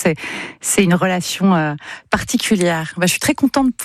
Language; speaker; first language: French; native; French